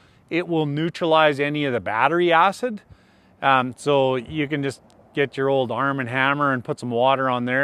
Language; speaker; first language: English; native; English